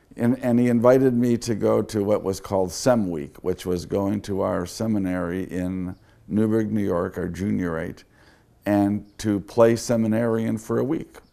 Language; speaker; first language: English; native; English